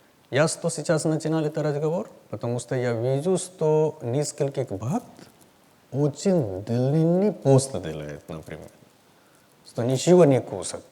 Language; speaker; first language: Russian; non-native, learner; Hindi